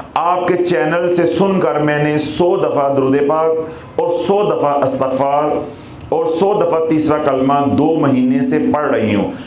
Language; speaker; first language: Urdu; non-native, local second language; Punjabi